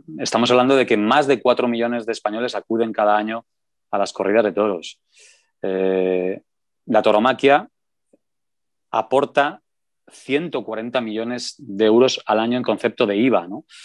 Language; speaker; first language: Spanish; native; Spanish